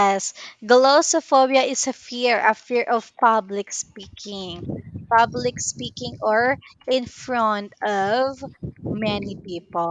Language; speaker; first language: English; non-native, local second language; Filipino